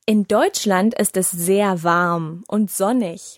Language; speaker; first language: German; native; German